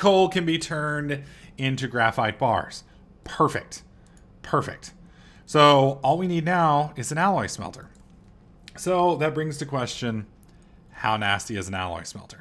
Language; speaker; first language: English; native; English